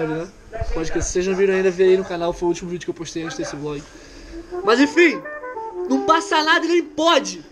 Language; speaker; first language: Portuguese; native; Portuguese